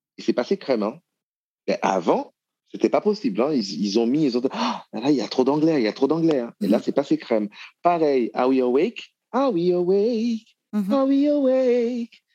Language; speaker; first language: French; non-native, local second language; Haitian Creole